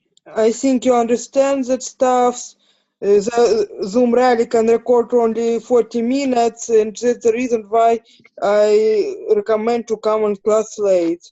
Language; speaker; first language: English; non-native, learner; Ukrainian